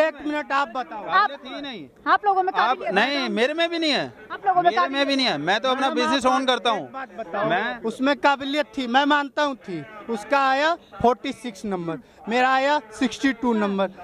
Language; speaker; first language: Hindi; native; Hindi